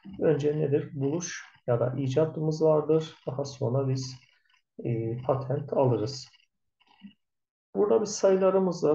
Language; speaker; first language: Turkish; native; Turkish